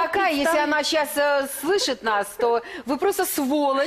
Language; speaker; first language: Russian; native; Russian